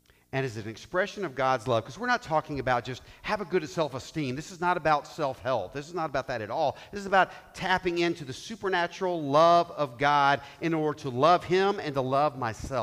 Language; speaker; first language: English; native; English